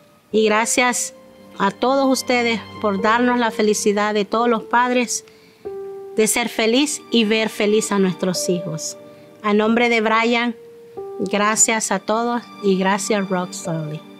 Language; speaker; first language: Spanish; native; Spanish